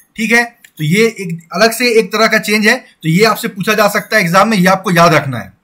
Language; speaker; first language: Hindi; non-native, local second language; Maithili